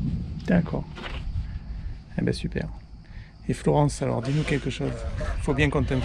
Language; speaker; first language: French; native; French